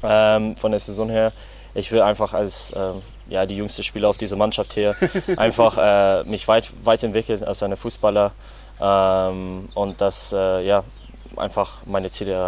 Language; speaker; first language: German; non-native, learner; English